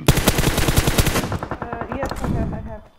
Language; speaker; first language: English; non-native, fluent; Polish